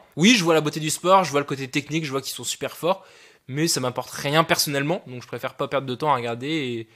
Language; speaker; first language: French; native; French